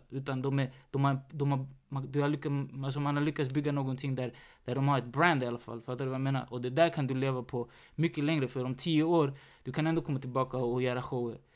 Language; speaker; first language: Swedish; early bilingual, other home language; Spanish